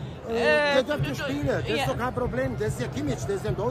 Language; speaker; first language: German; non-native, fluent; Turkish